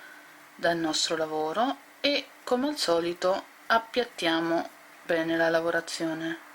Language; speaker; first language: Italian; native; Italian